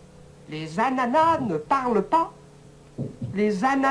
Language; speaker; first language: French; non-native, learner; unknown